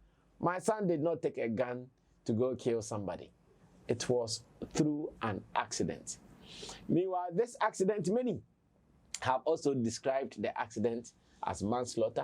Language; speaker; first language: English; non-native, local second language; Akan